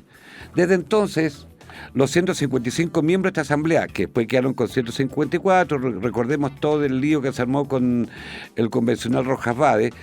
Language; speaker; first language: Spanish; native; Spanish